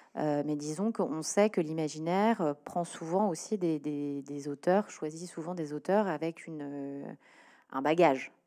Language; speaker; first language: French; native; French